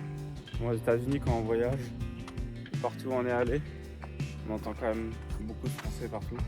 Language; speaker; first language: French; native; French